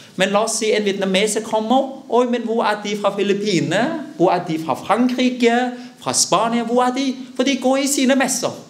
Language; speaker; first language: Norwegian; early bilingual, other home language; Vietnamese